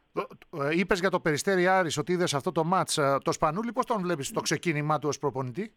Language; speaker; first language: Greek; native; Greek